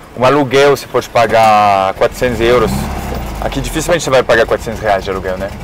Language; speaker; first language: Portuguese; non-native, fluent; French